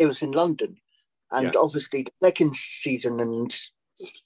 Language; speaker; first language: English; native; English